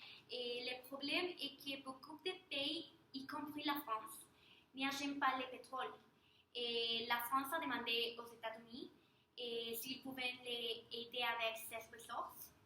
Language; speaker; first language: French; non-native, learner; Spanish